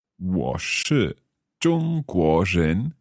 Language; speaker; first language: Chinese; non-native, learner; English